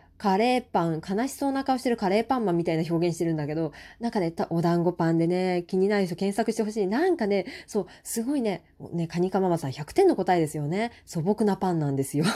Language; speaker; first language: Japanese; native; Japanese